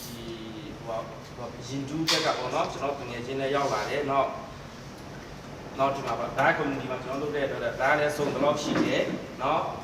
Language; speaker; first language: Burmese; non-native, local second language; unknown